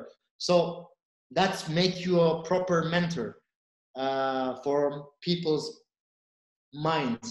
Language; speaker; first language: English; non-native, fluent; Turkish